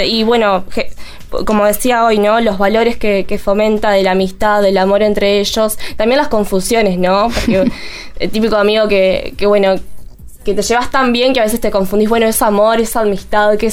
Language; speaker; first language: Spanish; native; Spanish